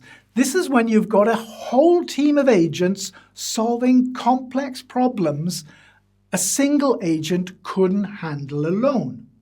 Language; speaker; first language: English; native; English